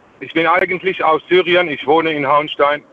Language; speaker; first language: German; non-native, fluent; Arabic